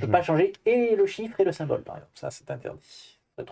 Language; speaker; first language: French; native; French